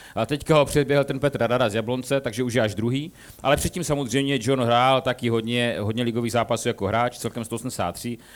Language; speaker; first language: Czech; native; Czech